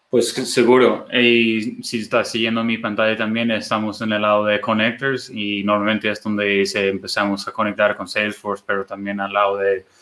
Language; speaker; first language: Spanish; non-native, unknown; English